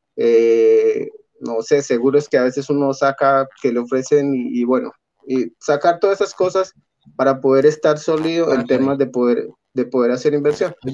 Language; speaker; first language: Spanish; native; Spanish